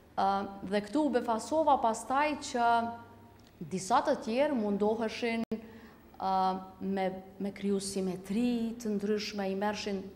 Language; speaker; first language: Albanian; native; Albanian